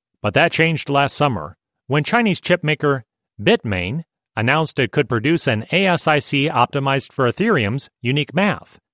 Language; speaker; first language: English; native; English